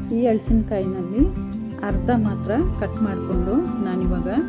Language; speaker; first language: Kannada; non-native, local second language; Tulu